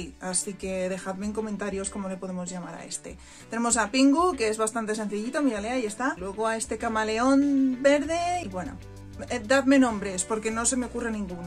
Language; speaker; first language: Spanish; native; Spanish